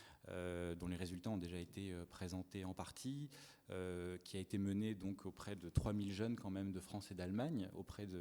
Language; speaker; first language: French; native; French